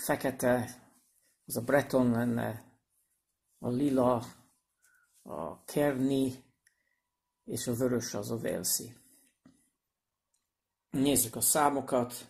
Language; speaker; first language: Hungarian; non-native, fluent; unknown